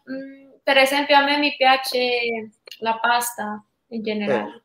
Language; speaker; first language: Italian; non-native, learner; Spanish